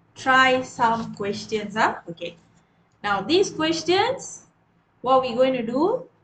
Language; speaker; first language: English; non-native, local second language; Malay